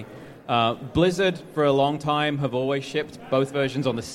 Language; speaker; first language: English; native; English